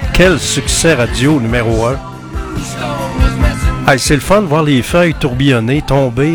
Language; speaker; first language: French; native; French